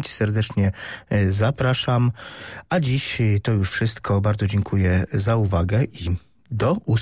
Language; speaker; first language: Polish; native; Polish